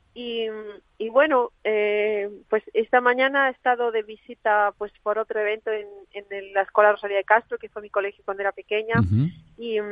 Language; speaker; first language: Spanish; native; Spanish